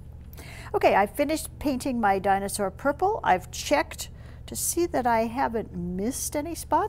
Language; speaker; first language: English; native; English